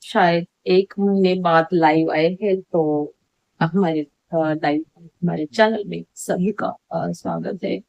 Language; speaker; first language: Hindi; non-native, local second language; Marathi